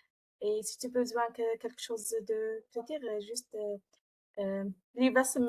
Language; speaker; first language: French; non-native, learner; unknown